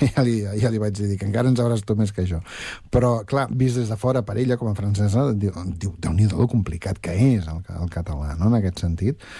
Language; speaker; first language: Catalan; native; Catalan